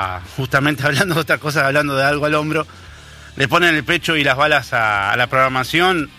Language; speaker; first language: Spanish; native; Spanish